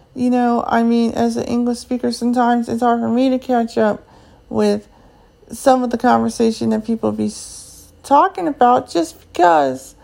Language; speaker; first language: English; native; English